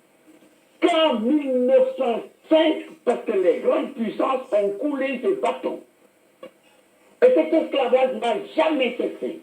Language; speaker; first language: French; non-native, local second language; Wolof